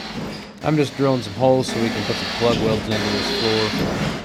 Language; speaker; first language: English; native; English